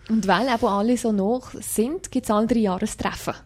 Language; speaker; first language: German; native; German